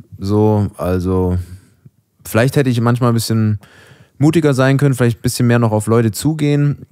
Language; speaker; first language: German; native; German